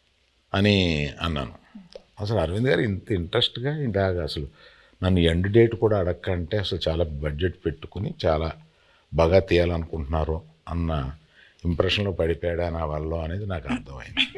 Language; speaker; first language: Telugu; native; Telugu